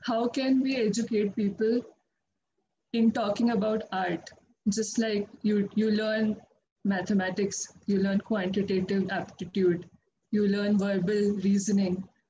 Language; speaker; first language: English; non-native, local second language; Hindi